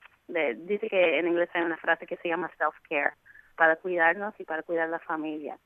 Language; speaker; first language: Spanish; non-native, fluent; English